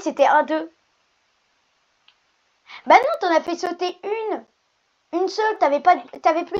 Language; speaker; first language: French; native; French